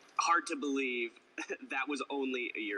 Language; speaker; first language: English; native; English